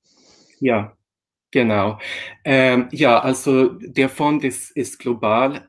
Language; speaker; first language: German; non-native, fluent; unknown